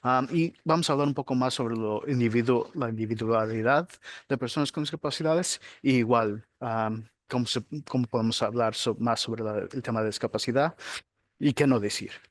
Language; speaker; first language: Spanish; early bilingual, heritage; Spanish